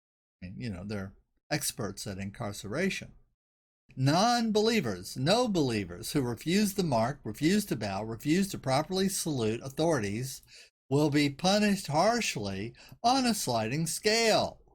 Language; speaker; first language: English; native; English